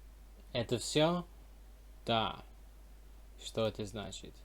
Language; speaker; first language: Russian; non-native, learner; English